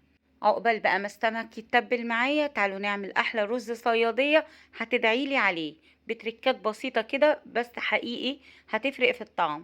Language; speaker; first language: Arabic; native; Arabic